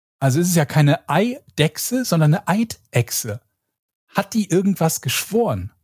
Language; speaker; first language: German; native; German